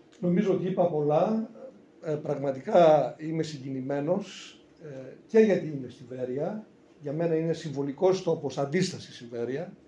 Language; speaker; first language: Greek; native; Greek